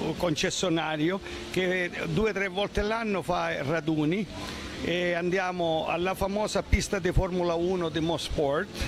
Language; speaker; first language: Italian; native; Italian